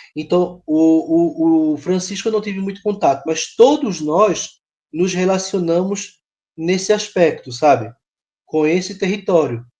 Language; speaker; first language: Portuguese; native; Portuguese